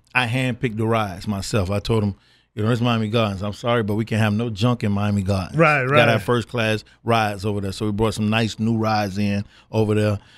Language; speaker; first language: English; native; English